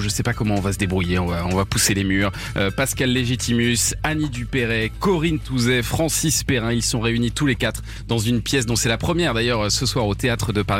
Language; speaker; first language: French; native; French